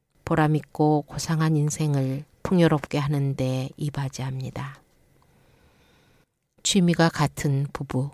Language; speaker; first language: Korean; native; Korean